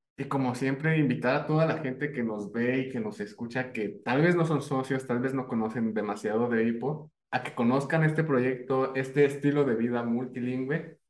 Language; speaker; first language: Spanish; native; Spanish